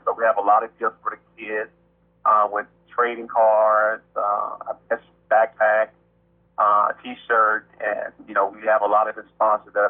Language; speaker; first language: English; native; English